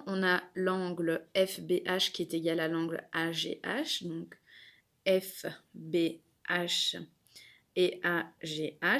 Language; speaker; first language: French; native; French